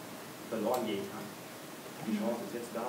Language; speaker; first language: German; native; German